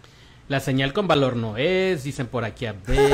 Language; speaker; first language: Spanish; native; Spanish